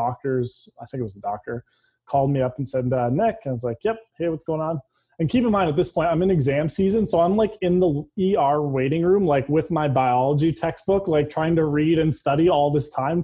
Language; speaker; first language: English; native; English